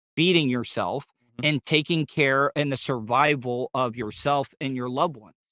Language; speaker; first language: English; native; English